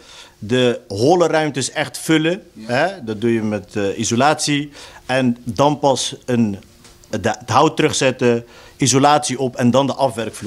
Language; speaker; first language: Dutch; native; Dutch